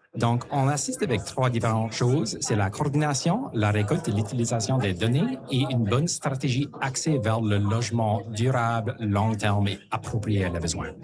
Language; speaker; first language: French; native; French